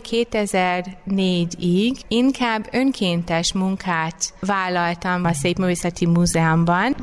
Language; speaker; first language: Hungarian; non-native, fluent; English